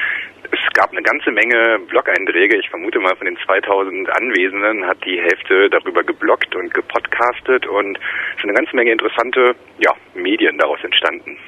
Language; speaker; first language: German; native; German